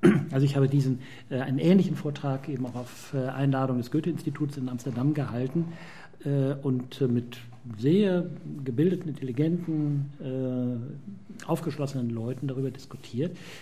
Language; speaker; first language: German; native; German